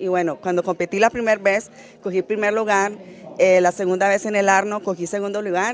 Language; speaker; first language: Spanish; native; Spanish